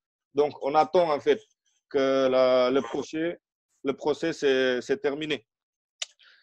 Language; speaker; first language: French; non-native, fluent; Indonesian